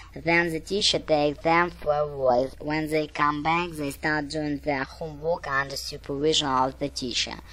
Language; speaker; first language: English; non-native, learner; Russian